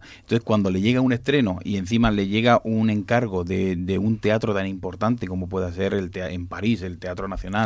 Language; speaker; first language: Spanish; native; Spanish